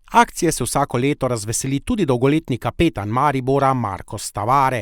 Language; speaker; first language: Slovenian; native; Slovenian